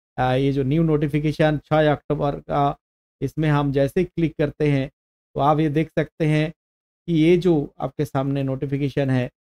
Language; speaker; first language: Hindi; non-native, local second language; Bangla